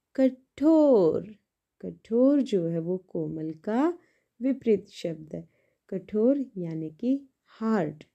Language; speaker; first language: Hindi; native; Hindi